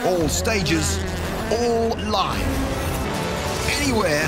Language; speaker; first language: English; native; English